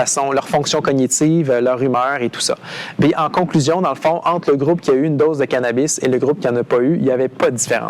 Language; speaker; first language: French; native; French